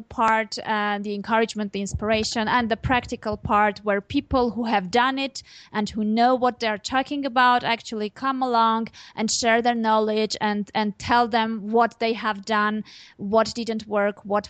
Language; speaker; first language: English; non-native, fluent; Armenian